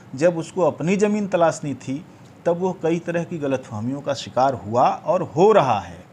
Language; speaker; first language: Hindi; native; Hindi